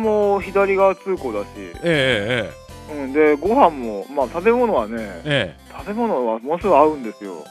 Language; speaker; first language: Japanese; native; Japanese